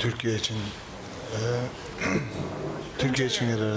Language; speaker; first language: Turkish; early bilingual, heritage; Turkish